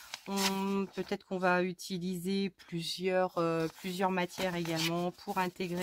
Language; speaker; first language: French; native; French